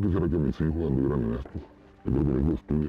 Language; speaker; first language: Spanish; native; Spanish